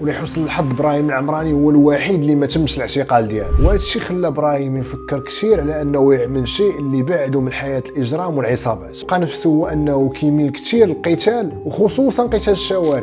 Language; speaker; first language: Arabic; native; Arabic